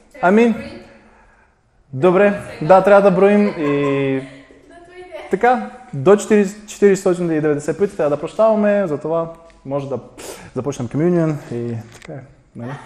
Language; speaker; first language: Bulgarian; non-native, fluent; Russian